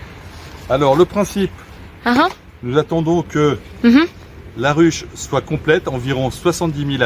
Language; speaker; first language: French; native; French